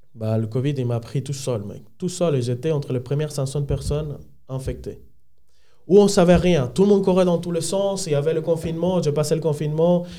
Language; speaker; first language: French; non-native, fluent; Spanish